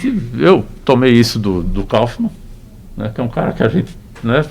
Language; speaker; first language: Portuguese; native; Portuguese